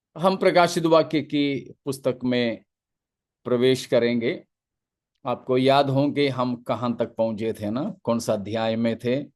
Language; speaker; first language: Hindi; non-native, local second language; Malayalam